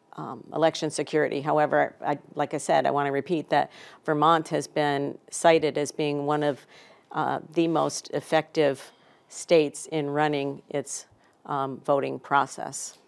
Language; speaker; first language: English; native; English